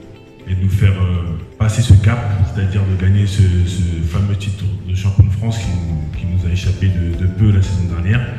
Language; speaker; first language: French; native; French